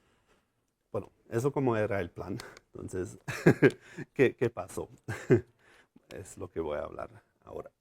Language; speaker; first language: Spanish; non-native, fluent; English